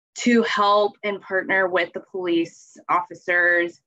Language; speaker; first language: English; native; English